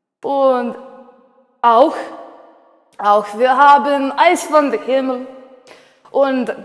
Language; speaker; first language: German; non-native, learner; English